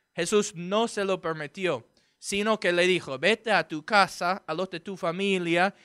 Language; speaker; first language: Spanish; non-native, fluent; English